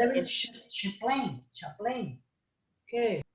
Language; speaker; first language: Spanish; native; Spanish